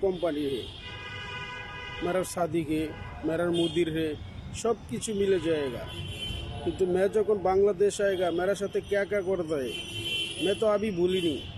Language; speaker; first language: Hindi; non-native, learner; Bangla